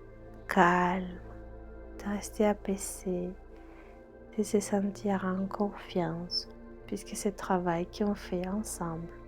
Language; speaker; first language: French; non-native, fluent; Spanish